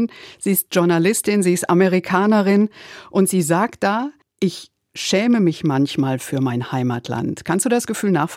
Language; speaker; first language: German; native; German